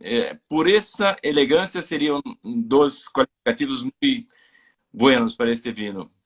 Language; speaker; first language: Spanish; non-native, fluent; Portuguese